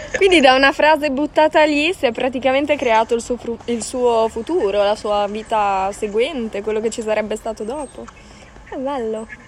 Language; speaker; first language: Italian; native; Italian